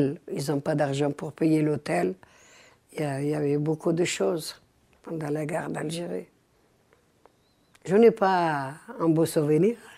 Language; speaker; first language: French; early bilingual, other home language; Arabic